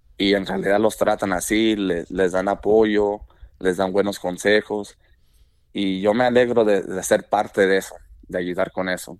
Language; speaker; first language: Spanish; early bilingual, heritage; Spanish